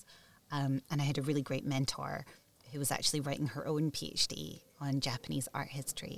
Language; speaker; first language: English; native; English